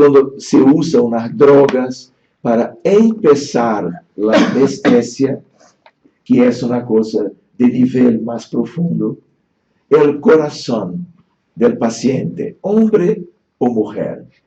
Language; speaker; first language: Spanish; non-native, fluent; Portuguese